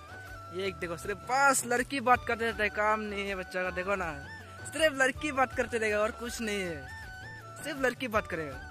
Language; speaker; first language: Hindi; non-native, local second language; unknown